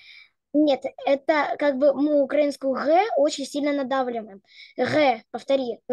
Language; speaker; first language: Russian; native; Russian